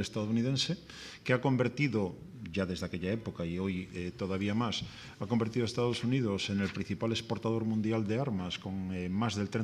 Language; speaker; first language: Spanish; native; Spanish